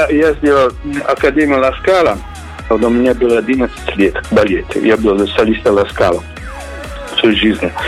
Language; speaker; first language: Russian; non-native, learner; Italian